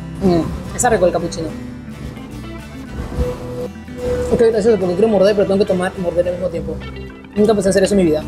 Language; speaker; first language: Spanish; native; Spanish